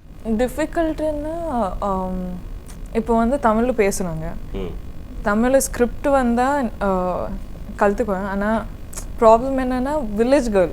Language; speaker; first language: Tamil; non-native, learner; Kannada